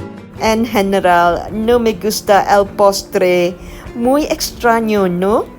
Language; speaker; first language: Spanish; non-native, learner; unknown